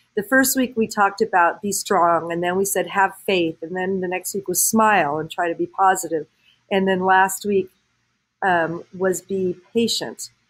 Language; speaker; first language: English; native; English